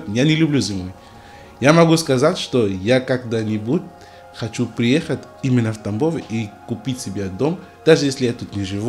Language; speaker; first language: Russian; non-native, learner; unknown